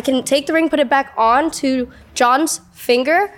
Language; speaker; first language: English; native; English